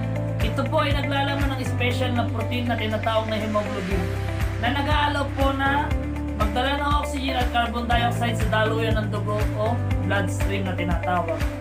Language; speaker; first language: Filipino; native; Filipino